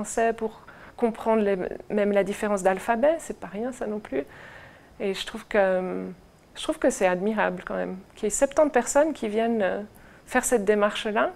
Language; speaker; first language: French; native; French